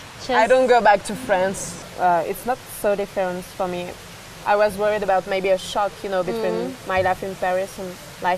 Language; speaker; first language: English; non-native, fluent; French